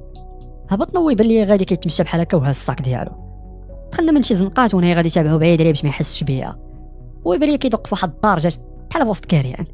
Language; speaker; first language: Arabic; native; Arabic